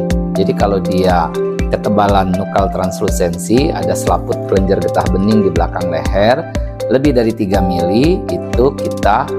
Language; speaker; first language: Indonesian; native; Indonesian